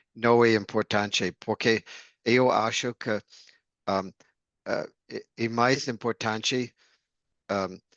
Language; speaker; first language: Portuguese; non-native, learner; English